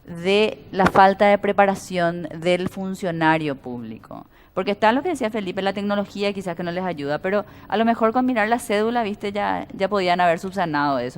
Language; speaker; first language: Spanish; native; Spanish